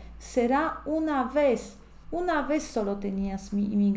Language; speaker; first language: Spanish; non-native, fluent; Polish